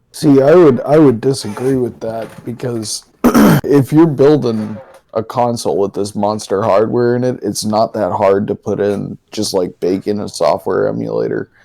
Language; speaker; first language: English; native; English